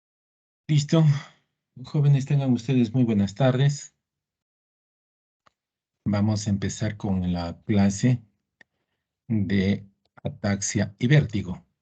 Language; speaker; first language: Spanish; native; Spanish